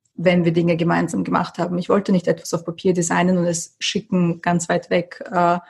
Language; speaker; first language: German; early bilingual, other home language; Russian